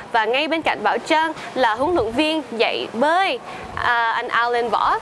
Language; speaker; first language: Vietnamese; early bilingual, heritage; Vietnamese